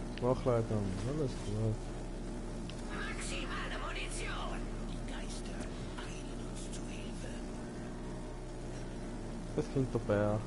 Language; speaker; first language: German; native; German